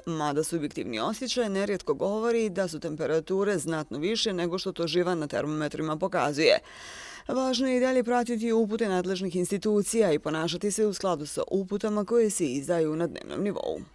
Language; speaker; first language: Bosnian; native; Bosnian